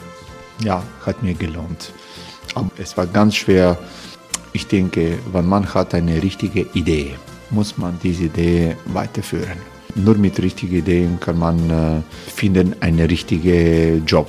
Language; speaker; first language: German; non-native, learner; Croatian